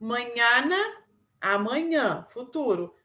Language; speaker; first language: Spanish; non-native, fluent; Portuguese